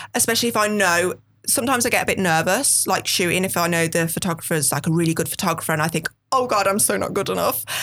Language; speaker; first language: English; native; English